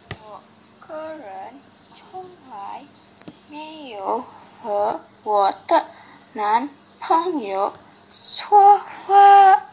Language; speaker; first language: Chinese; non-native, learner; Indonesian